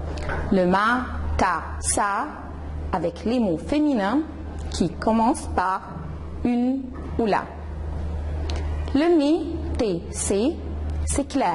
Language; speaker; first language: French; non-native, fluent; Arabic